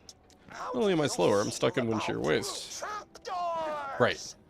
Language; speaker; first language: English; native; English